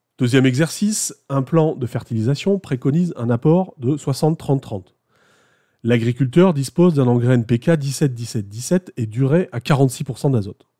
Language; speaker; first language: French; native; French